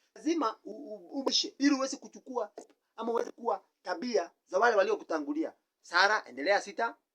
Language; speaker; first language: Swahili; non-native, local second language; Kikuyu